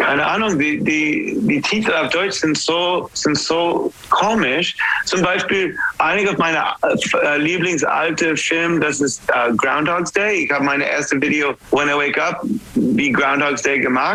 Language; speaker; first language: German; non-native, learner; English